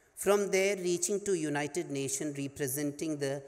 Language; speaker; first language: English; non-native, local second language; Hindi